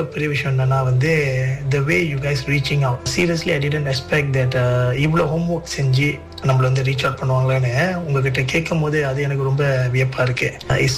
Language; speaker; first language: Tamil; early bilingual, heritage; Tamil